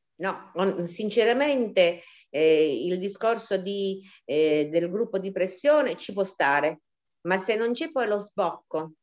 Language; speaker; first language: Italian; native; Italian